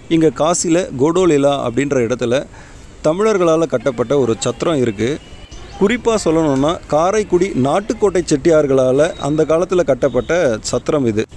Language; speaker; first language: Tamil; native; Tamil